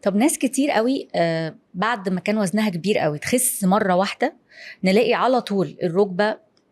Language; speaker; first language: Arabic; native; Arabic